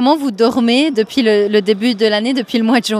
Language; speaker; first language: French; native; French